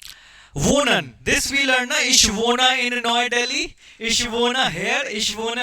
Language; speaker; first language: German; non-native, fluent; Hindi